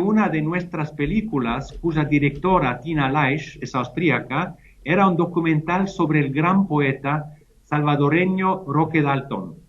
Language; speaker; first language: Spanish; non-native, fluent; German